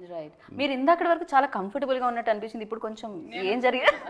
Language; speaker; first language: Telugu; native; Telugu